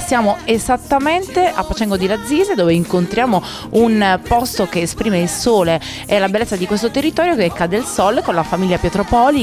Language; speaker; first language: Italian; native; Italian